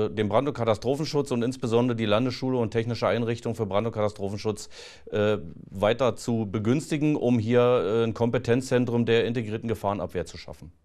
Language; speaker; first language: German; native; German